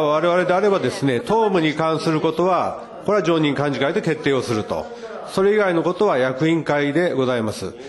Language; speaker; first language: Japanese; native; Japanese